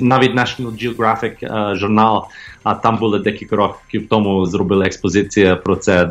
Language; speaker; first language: Ukrainian; early bilingual, heritage; Ukrainian